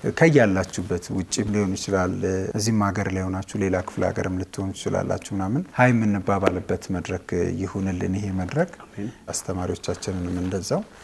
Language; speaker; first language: Amharic; native; Amharic